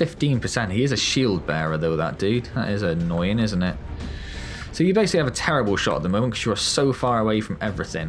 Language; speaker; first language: English; native; English